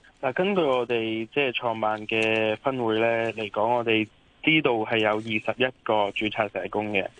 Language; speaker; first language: Cantonese; early bilingual, other home language; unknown